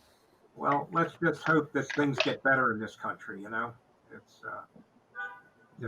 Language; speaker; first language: English; native; English